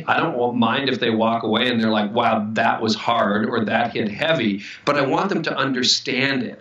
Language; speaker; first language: English; native; English